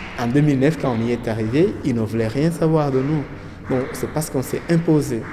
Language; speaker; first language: French; non-native, local second language; Kinyarwanda